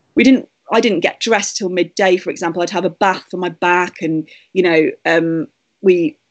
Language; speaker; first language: English; native; English